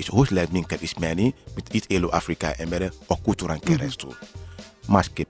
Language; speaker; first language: Hungarian; non-native, learner; Yoruba